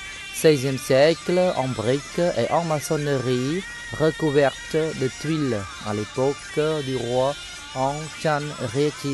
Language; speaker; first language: French; non-native, fluent; Khmer